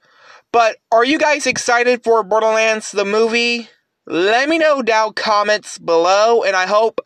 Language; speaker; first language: English; native; English